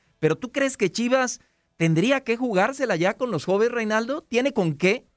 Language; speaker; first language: Spanish; native; Spanish